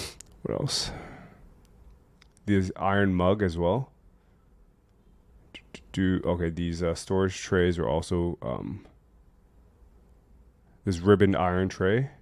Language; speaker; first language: English; native; English